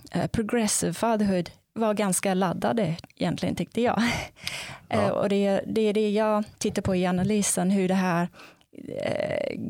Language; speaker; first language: Swedish; non-native, fluent; English